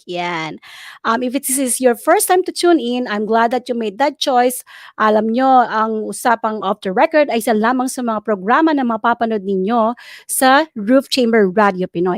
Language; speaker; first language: Filipino; native; Filipino